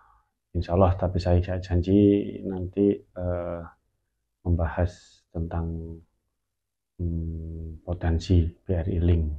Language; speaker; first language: Indonesian; native; Indonesian